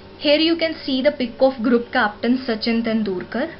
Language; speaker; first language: English; non-native, local second language; Hindi